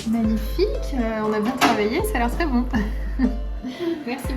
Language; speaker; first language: French; native; French